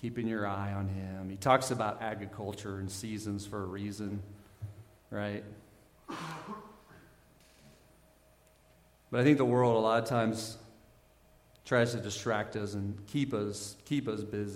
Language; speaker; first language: English; native; English